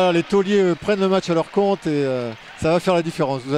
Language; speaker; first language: French; native; French